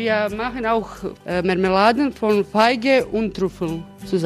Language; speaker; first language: German; non-native, fluent; Croatian